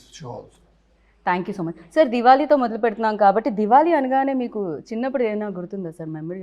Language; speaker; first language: Telugu; native; Telugu